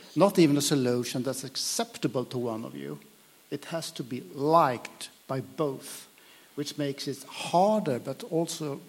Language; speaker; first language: English; non-native, fluent; Swedish